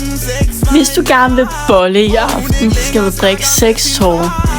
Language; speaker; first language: Danish; native; Danish